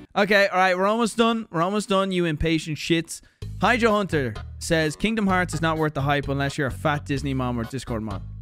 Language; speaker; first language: English; native; English